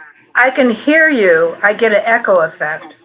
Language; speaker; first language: English; native; English